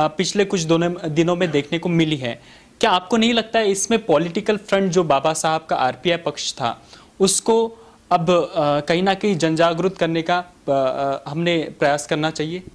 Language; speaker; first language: Hindi; non-native, local second language; Marathi